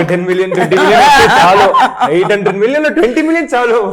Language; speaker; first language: Telugu; non-native, local second language; Tamil